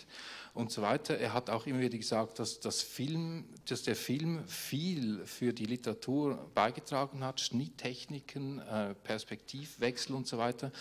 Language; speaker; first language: German; native; German